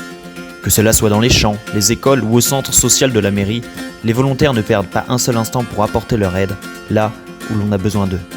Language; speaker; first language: French; native; French